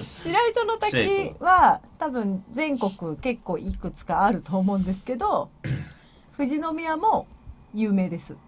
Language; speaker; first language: Japanese; native; Japanese